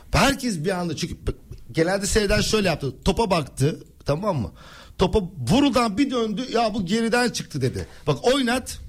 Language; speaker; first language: Turkish; native; Turkish